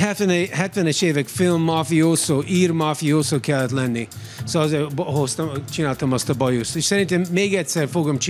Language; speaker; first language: Hungarian; early bilingual, heritage; English